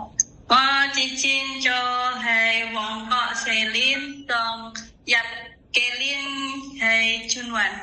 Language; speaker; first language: Cantonese; non-native, learner; Indonesian